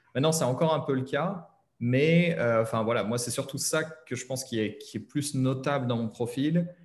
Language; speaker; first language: French; native; French